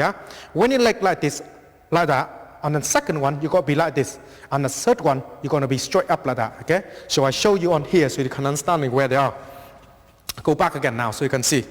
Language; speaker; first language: English; non-native, fluent; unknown